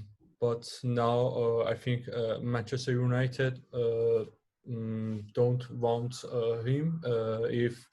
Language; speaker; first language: English; non-native, learner; Persian